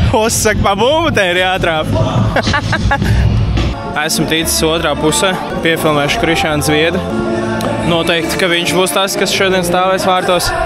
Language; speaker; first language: Latvian; native; Latvian